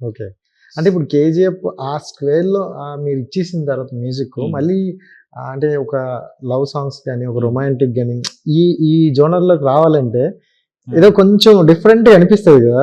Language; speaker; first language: Telugu; native; Telugu